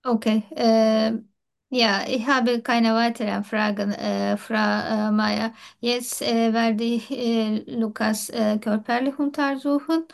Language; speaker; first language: German; non-native, learner; Turkish